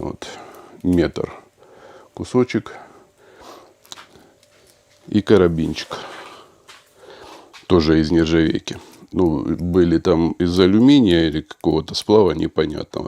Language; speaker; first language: Russian; native; Russian